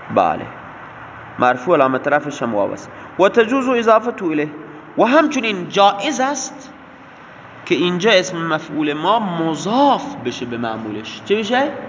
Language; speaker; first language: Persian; non-native, local second language; Baluchi